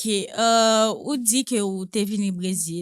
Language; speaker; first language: Portuguese; non-native, fluent; Haitian Creole